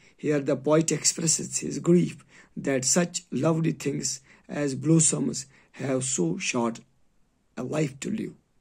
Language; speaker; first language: English; non-native, local second language; Urdu